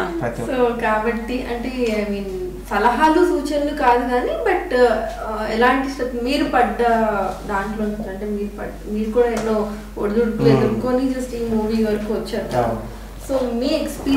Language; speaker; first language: Telugu; native; Telugu